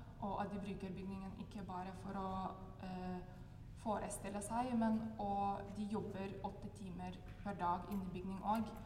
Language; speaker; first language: Norwegian; non-native, fluent; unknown